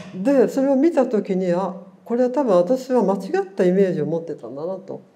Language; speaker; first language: Japanese; native; Japanese